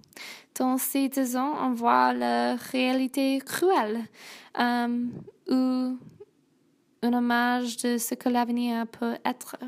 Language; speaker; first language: French; non-native, learner; English